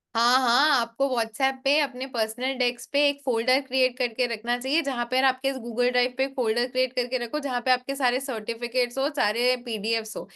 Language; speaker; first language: Hindi; native; Hindi